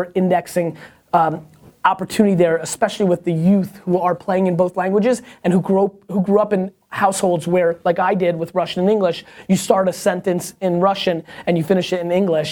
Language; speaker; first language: English; native; English